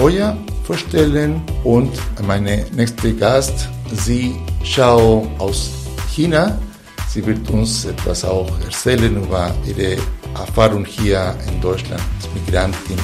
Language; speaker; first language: German; non-native, fluent; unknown